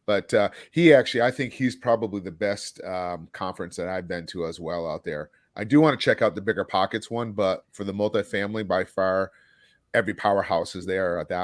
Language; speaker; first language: English; native; English